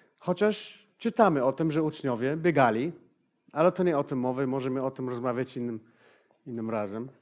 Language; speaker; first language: Polish; non-native, fluent; English